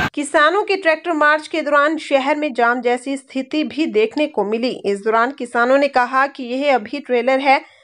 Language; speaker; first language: Hindi; non-native, local second language; Punjabi